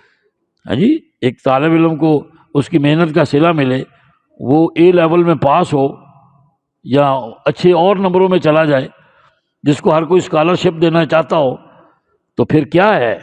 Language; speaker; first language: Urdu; non-native, local second language; Punjabi